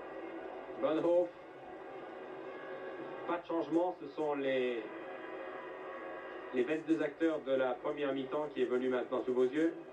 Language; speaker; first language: French; native; French